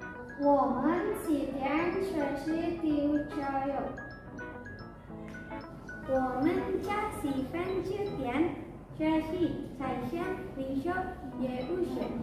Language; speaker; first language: Chinese; non-native, learner; Indonesian